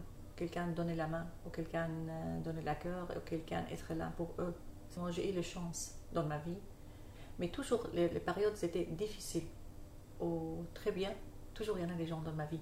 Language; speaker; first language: French; non-native, learner; Arabic